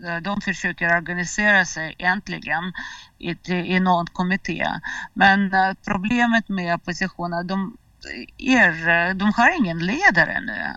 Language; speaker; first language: Swedish; non-native, fluent; Russian